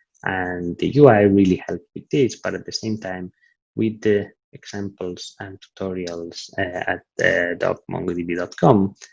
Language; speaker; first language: English; non-native, fluent; Italian